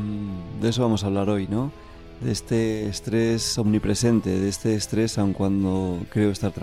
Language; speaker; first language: Spanish; native; Spanish